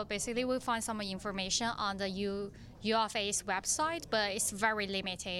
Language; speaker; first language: English; non-native, fluent; Chinese